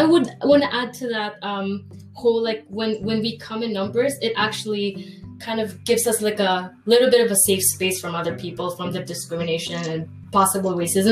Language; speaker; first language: English; non-native, local second language; Filipino